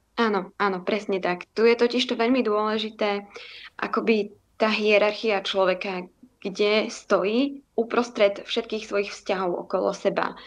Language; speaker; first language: Slovak; native; Slovak